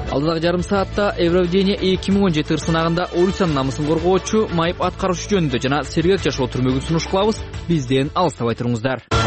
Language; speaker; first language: Kyrgyz; native; Kyrgyz